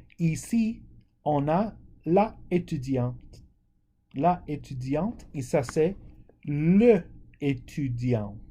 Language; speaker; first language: French; non-native, fluent; English